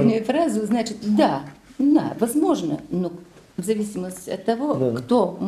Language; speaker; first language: Russian; non-native, fluent; Bulgarian